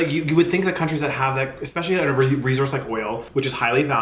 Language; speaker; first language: English; native; English